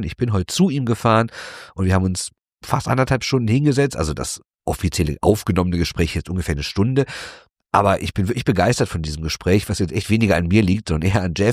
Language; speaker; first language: German; native; German